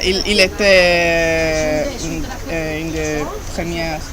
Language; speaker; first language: French; non-native, learner; Italian